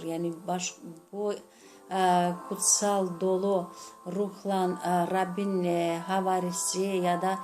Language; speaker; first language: Turkish; non-native, fluent; Gagauz